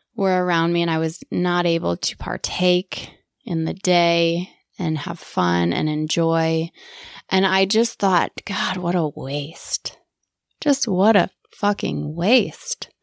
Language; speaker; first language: English; native; English